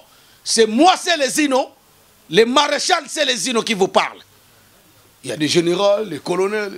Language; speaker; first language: French; non-native, local second language; Lingala